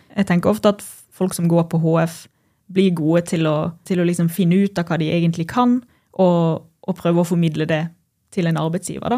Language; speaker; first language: Norwegian; native; Norwegian